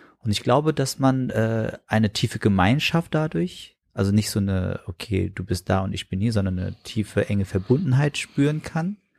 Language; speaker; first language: German; native; German